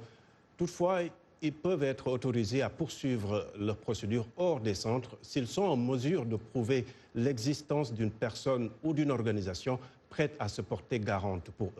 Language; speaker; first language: French; native; French